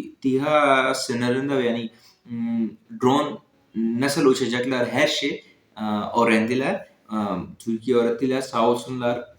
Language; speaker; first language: Turkish; non-native, fluent; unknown